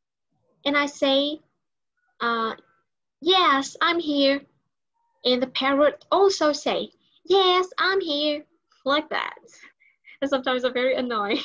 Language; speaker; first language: English; non-native, learner; Vietnamese